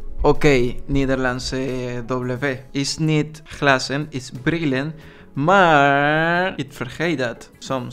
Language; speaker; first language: Dutch; non-native, learner; Spanish